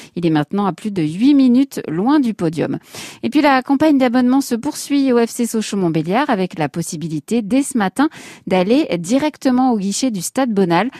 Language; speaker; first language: French; native; French